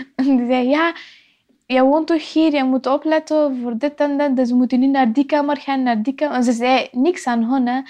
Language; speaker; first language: Dutch; non-native, fluent; Persian